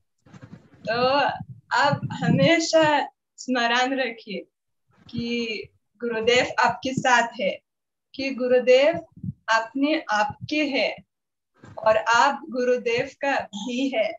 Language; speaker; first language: Hindi; non-native, learner; Russian